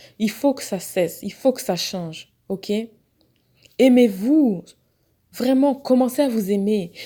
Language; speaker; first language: French; non-native, fluent; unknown